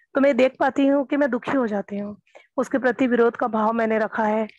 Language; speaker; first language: Hindi; native; Hindi